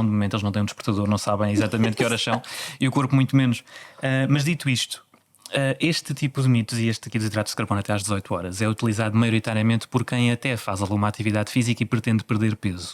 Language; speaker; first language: Portuguese; native; Portuguese